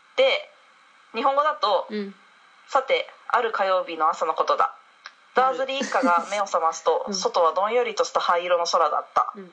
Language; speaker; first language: Japanese; native; Japanese